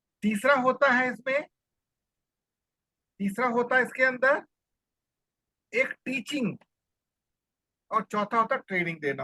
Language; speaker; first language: Hindi; native; Hindi